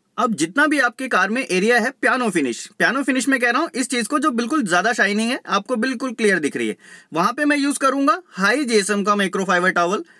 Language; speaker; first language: Hindi; native; Hindi